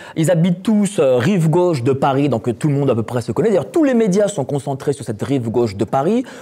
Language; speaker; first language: French; non-native, fluent; Polish